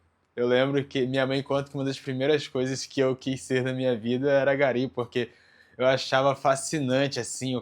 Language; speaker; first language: Portuguese; native; Portuguese